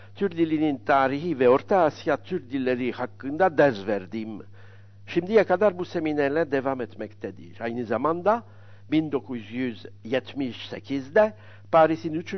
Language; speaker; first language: Turkish; non-native, fluent; French